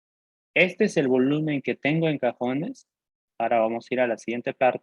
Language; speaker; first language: Spanish; native; Spanish